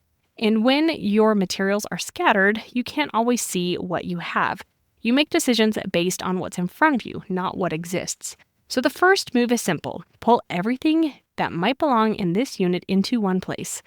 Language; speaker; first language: English; native; English